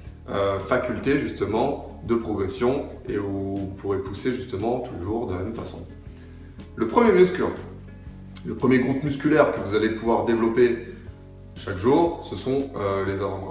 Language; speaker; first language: French; native; French